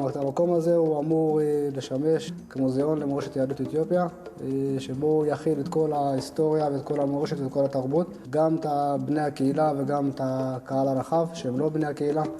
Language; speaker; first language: Hebrew; early bilingual, other home language; Amharic